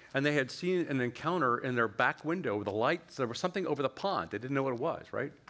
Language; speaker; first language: English; native; English